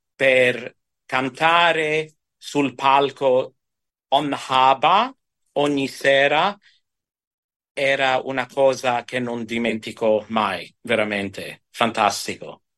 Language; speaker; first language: Italian; early bilingual, heritage; Italian